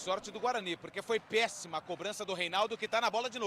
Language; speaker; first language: Portuguese; native; Portuguese